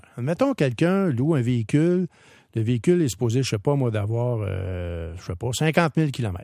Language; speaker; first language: French; native; French